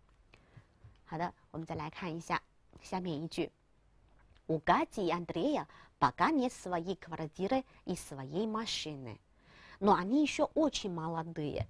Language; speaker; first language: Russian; non-native, fluent; Chinese